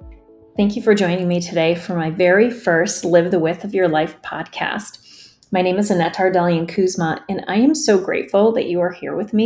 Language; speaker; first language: English; early bilingual, other home language; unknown